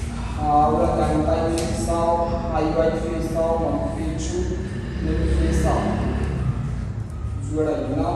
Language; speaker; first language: Vietnamese; non-native, learner; Hindi